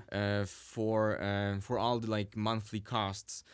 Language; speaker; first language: English; non-native, fluent; Swedish